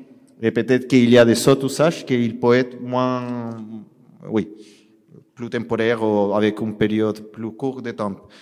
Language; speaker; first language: French; non-native, learner; Spanish